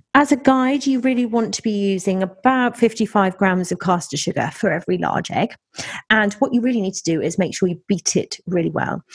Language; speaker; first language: English; native; English